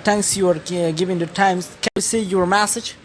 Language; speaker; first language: English; non-native, learner; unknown